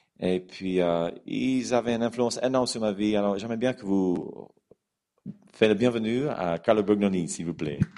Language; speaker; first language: French; non-native, fluent; English